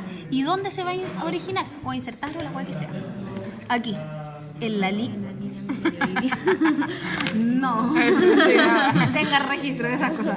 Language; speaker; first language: Spanish; native; Spanish